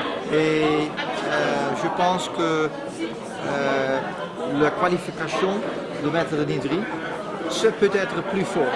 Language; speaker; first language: French; non-native, fluent; Dutch